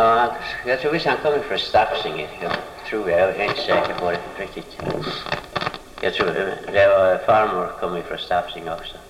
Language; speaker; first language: Swedish; early bilingual, heritage; Swedish